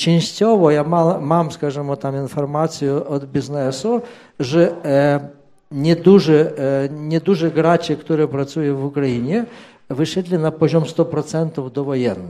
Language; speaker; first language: Polish; non-native, fluent; Ukrainian